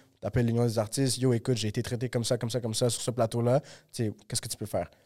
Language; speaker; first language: French; early bilingual, other home language; Spanish